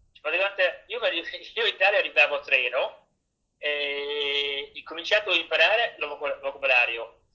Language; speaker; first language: Italian; non-native, learner; Hungarian